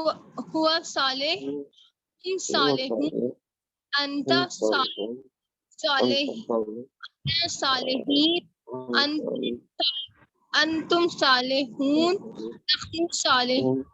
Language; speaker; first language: Arabic; non-native, learner; Urdu